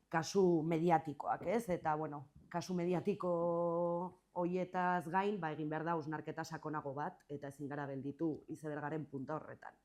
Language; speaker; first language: Basque; native; Basque